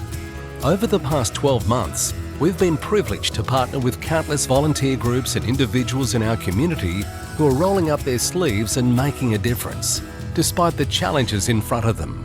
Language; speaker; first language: English; native; English